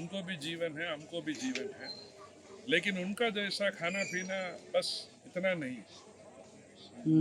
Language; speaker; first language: Hindi; non-native, local second language; Malayalam